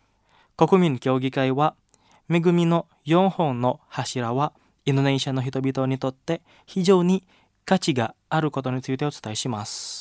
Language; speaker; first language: Japanese; non-native, fluent; Indonesian